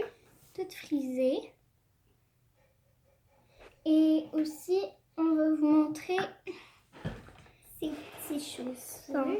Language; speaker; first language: French; native; French